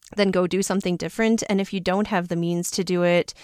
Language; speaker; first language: English; native; English